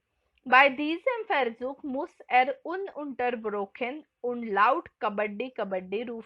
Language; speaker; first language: German; non-native, fluent; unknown